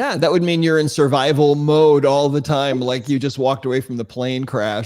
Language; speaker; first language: English; native; English